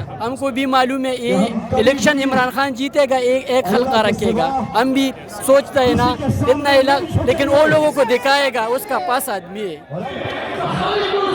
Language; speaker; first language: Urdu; non-native, local second language; Pashto